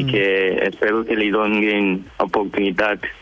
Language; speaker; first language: Catalan; early bilingual, other home language; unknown